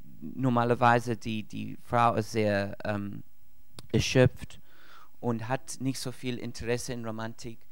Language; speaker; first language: German; non-native, learner; English